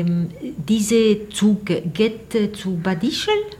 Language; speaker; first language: German; non-native, learner; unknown